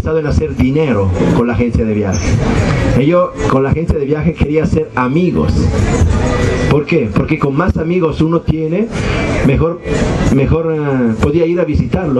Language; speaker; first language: Spanish; non-native, fluent; Italian